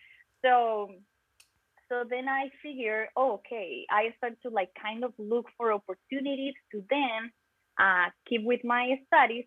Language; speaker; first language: English; non-native, fluent; Spanish